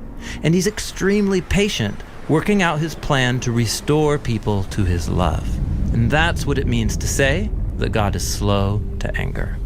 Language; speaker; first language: English; native; English